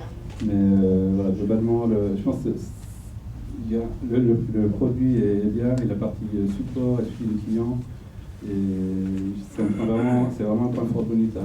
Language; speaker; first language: French; native; French